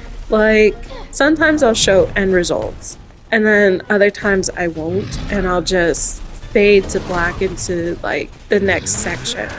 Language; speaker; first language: English; native; English